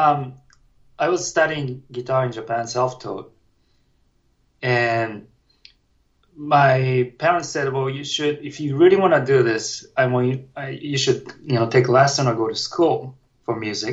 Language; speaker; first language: English; non-native, fluent; Japanese